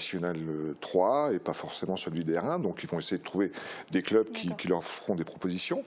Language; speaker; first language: French; native; French